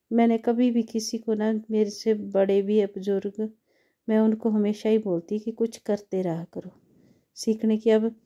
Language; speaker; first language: Hindi; native; Hindi